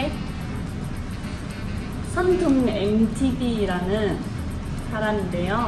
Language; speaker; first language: Korean; non-native, fluent; Vietnamese